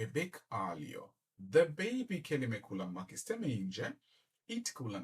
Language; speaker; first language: Turkish; non-native, learner; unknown